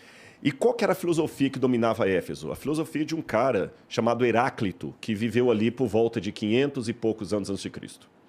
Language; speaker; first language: Portuguese; native; Portuguese